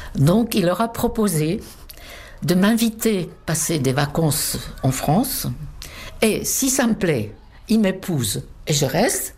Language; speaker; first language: French; non-native, fluent; Czech